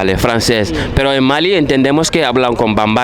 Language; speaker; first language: Spanish; non-native, fluent; Fula